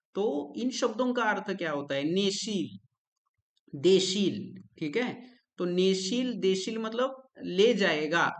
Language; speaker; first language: Hindi; non-native, local second language; Marathi